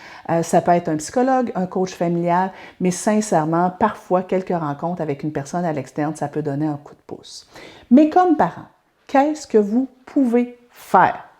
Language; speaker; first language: French; native; French